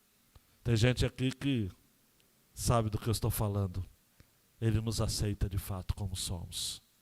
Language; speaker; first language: Portuguese; native; Portuguese